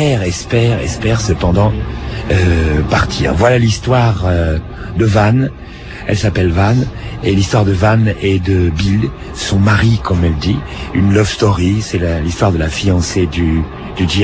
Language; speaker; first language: French; native; French